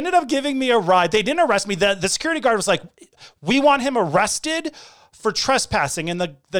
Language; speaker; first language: English; native; English